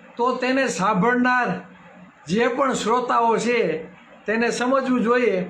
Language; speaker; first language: Gujarati; native; Gujarati